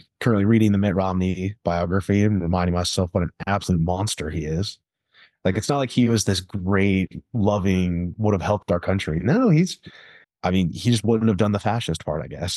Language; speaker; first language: English; native; English